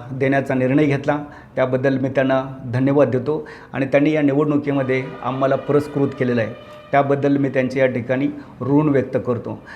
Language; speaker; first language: Marathi; native; Marathi